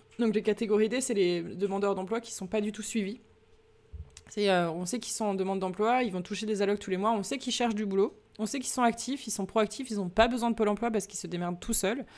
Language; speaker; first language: French; native; French